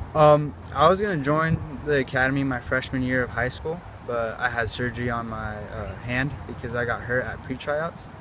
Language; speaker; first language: English; native; English